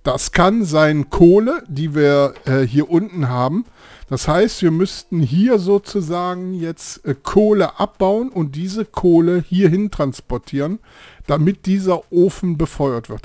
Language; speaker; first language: German; native; German